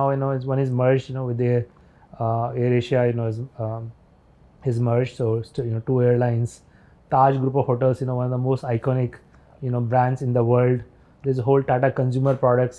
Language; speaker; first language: English; non-native, local second language; Hindi